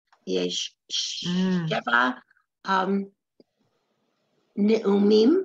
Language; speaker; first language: Hebrew; non-native, learner; English